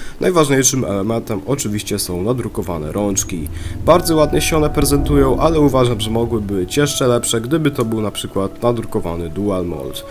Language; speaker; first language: Polish; native; Polish